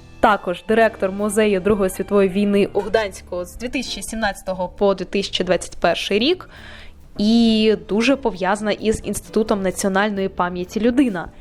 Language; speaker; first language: Ukrainian; native; Ukrainian